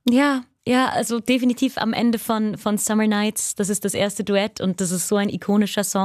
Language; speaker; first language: German; native; German